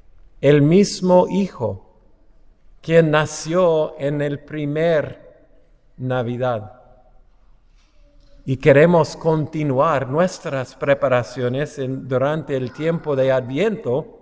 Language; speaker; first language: Spanish; non-native, fluent; English